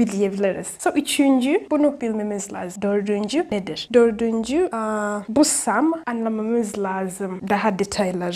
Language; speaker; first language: Turkish; non-native, learner; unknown